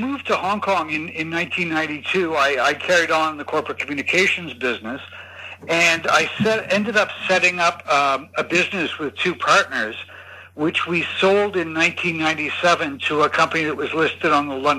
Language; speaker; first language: English; native; English